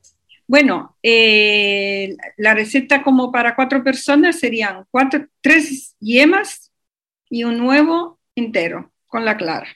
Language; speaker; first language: Spanish; non-native, fluent; Italian